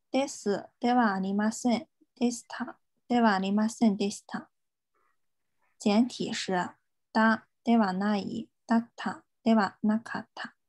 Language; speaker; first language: Japanese; non-native, fluent; Chinese